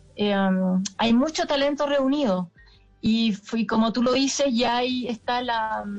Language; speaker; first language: Spanish; native; Spanish